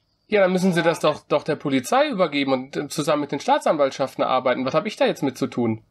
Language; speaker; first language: German; native; German